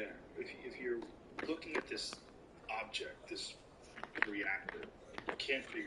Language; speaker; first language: English; native; English